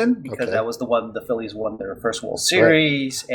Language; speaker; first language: English; non-native, fluent; Spanish